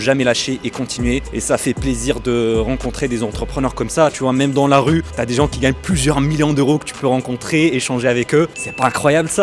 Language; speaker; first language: French; native; French